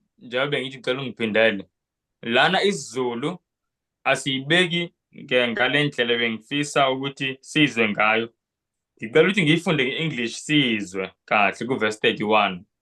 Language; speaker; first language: Zulu; non-native, local second language; Xhosa